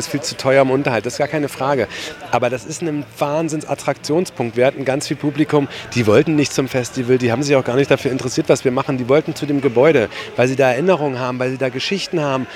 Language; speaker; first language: German; native; German